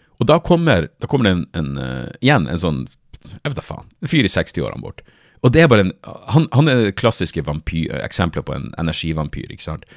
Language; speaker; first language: Norwegian; native; Norwegian